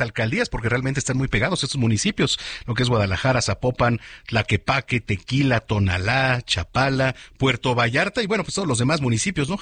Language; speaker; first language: Spanish; native; Spanish